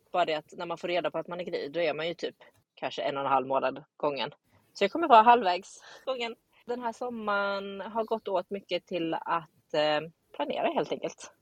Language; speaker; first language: Swedish; native; Swedish